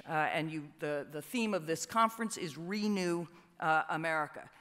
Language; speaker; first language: English; native; English